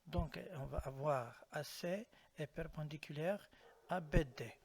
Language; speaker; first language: French; non-native, local second language; Arabic